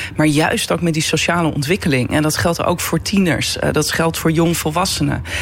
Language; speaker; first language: Dutch; native; Dutch